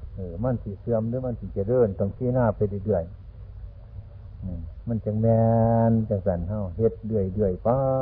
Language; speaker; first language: Thai; non-native, local second language; Northeastern Thai